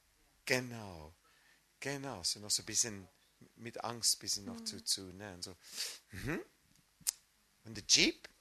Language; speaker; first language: German; non-native, fluent; English